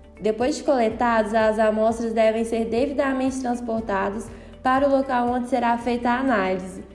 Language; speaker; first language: Portuguese; native; Portuguese